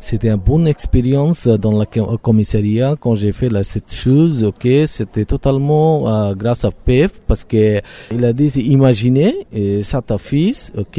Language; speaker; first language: French; non-native, learner; Bangla